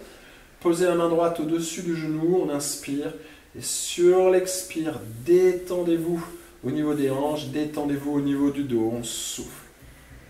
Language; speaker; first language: French; native; French